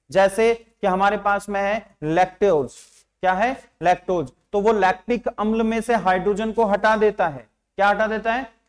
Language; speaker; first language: Hindi; native; Hindi